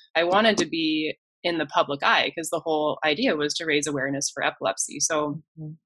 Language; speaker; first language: English; native; English